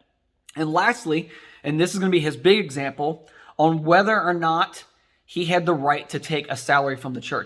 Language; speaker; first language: English; native; English